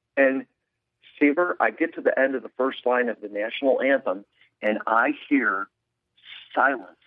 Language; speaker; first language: English; native; English